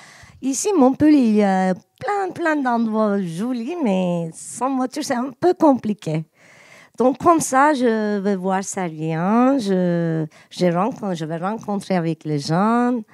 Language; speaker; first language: French; non-native, learner; Turkish